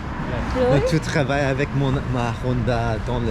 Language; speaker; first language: French; non-native, learner; Spanish